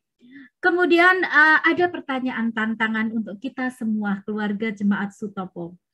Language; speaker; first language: Indonesian; native; Indonesian